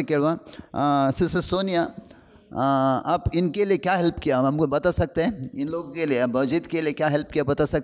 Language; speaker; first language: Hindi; non-native, local second language; Kannada